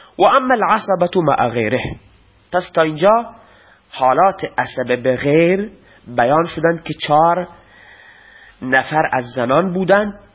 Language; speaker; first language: Persian; non-native, local second language; Baluchi